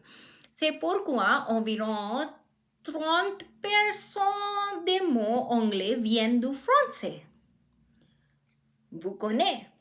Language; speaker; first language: French; non-native, learner; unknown